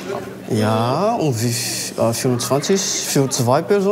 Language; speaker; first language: German; non-native, learner; Malagasy